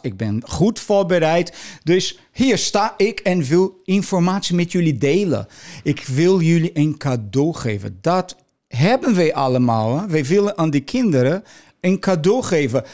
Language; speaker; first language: Dutch; non-native, fluent; Portuguese